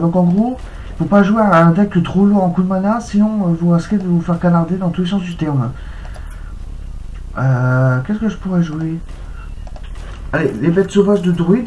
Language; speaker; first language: French; native; French